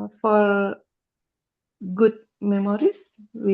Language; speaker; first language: English; non-native, learner; Indonesian